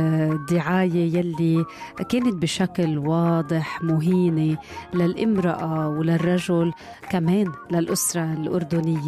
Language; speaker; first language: Arabic; native; Arabic